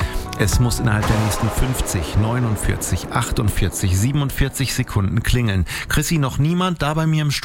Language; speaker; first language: German; native; German